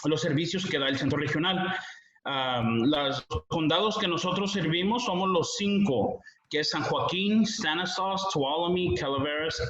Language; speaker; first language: Spanish; early bilingual, heritage; Spanish